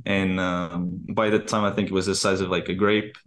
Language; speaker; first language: English; non-native, fluent; Portuguese